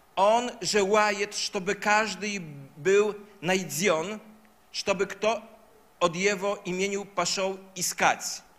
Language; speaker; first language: Russian; non-native, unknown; Polish